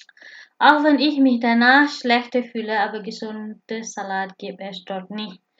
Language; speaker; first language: German; non-native, fluent; Indonesian